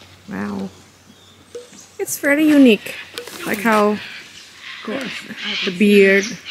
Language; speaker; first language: English; non-native, learner; Indonesian